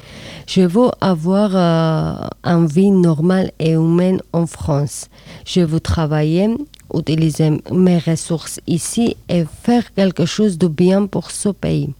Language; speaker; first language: French; non-native, learner; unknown